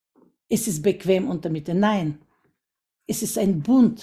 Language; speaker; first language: German; non-native, fluent; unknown